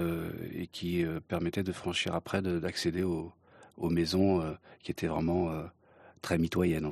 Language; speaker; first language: French; early bilingual, other home language; Kabyle